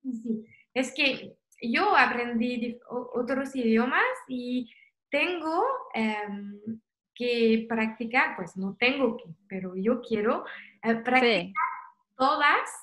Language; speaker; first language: Spanish; non-native, fluent; French